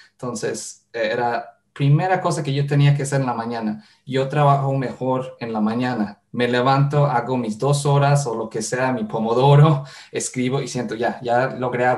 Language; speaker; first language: Spanish; non-native, fluent; English